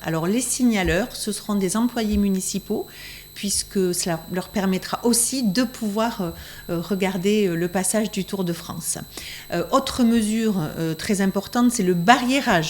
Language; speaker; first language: French; native; French